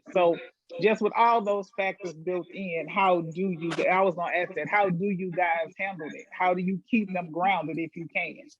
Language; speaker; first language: English; native; English